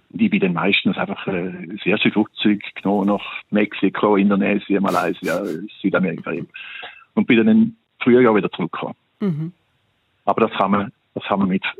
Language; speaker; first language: German; native; German